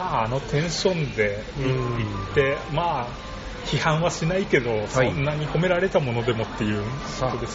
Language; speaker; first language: Japanese; native; Japanese